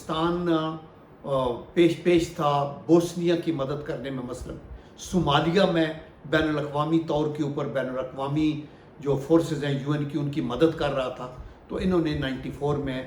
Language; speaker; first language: Urdu; native; Urdu